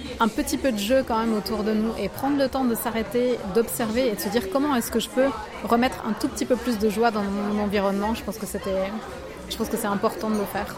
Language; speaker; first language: French; native; French